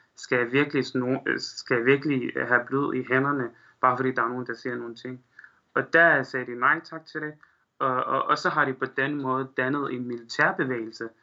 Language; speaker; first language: Danish; non-native, fluent; Arabic